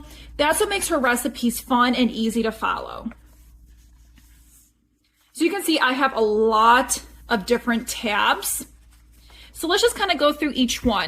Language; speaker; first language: English; native; English